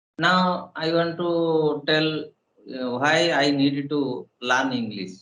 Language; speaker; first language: English; non-native, learner; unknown